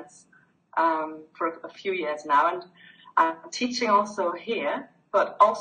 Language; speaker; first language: English; native; English